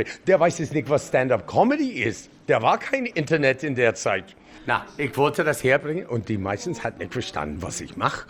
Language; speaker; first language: German; non-native, learner; English